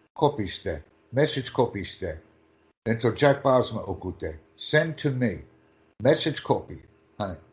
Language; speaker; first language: Japanese; non-native, learner; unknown